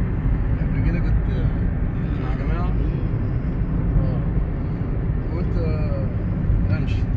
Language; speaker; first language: Arabic; native; Arabic